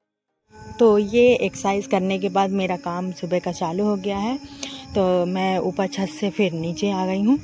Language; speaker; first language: Hindi; native; Hindi